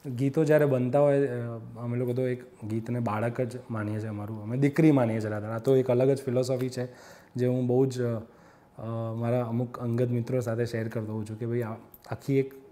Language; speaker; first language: Gujarati; native; Gujarati